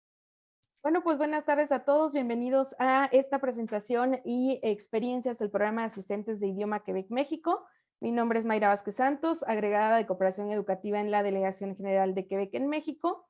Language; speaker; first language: Spanish; native; Spanish